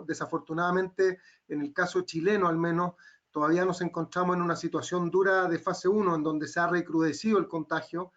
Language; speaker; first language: Spanish; native; Spanish